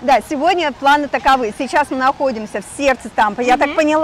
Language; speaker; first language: Russian; native; Russian